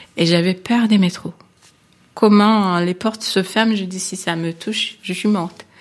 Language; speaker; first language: French; non-native, local second language; Kinyarwanda